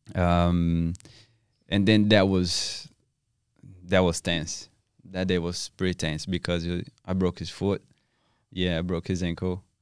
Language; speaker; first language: English; non-native, learner; Portuguese